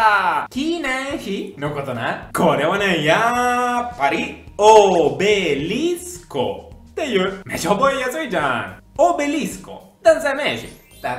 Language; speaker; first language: Japanese; non-native, fluent; Italian